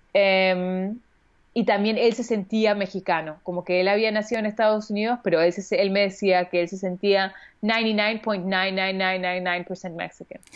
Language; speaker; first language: Spanish; early bilingual, heritage; Spanish